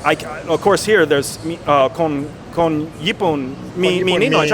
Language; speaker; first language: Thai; non-native, learner; English